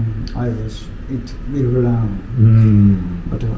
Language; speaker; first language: English; non-native, learner; Japanese